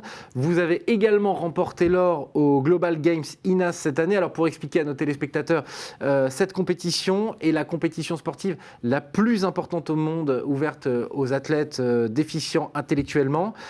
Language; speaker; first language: French; native; French